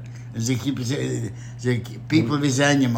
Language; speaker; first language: English; non-native, learner; Romanian